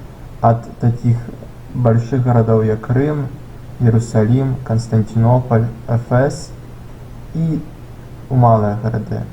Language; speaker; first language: Belarusian; non-native, local second language; Russian